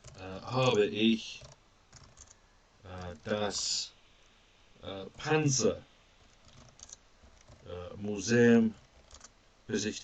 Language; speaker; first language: German; non-native, fluent; English